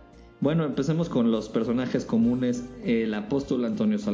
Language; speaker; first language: Spanish; native; Spanish